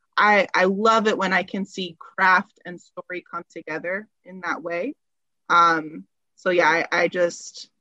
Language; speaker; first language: English; early bilingual, other home language; Spanish